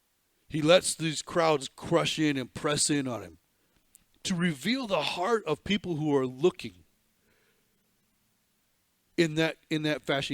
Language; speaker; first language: English; native; English